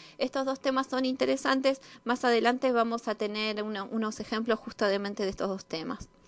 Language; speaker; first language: Spanish; native; Spanish